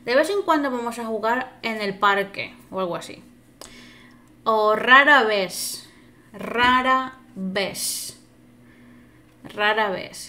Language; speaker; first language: Spanish; non-native, fluent; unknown